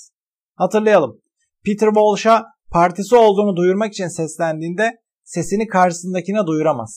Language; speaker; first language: Turkish; native; Turkish